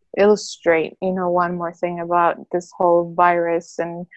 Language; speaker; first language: English; non-native, fluent; Spanish